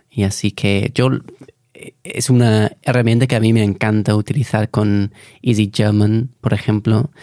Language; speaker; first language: Spanish; non-native, fluent; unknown